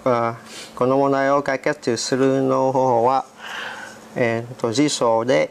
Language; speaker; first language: Japanese; non-native, learner; Vietnamese